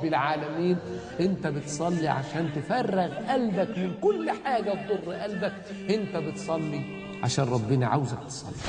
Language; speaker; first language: Arabic; native; Arabic